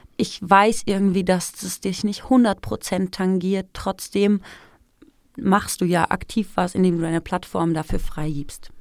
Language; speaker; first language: German; early bilingual, other home language; Persian